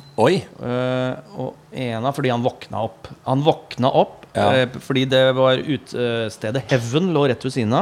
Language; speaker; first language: Norwegian; native; Norwegian